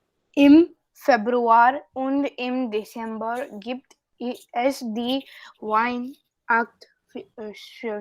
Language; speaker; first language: German; non-native, learner; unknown